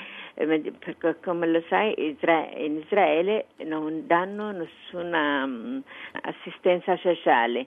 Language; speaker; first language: Italian; non-native, fluent; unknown